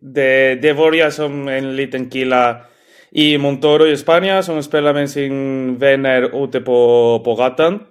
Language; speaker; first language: Swedish; non-native, fluent; Spanish